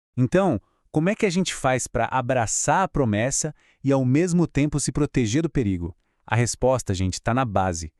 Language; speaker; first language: Portuguese; native; Portuguese